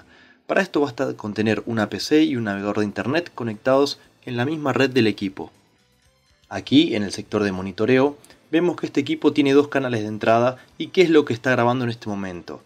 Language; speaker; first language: Spanish; native; Spanish